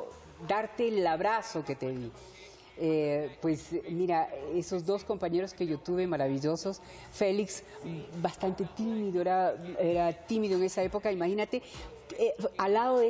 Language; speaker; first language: Spanish; early bilingual, heritage; Spanish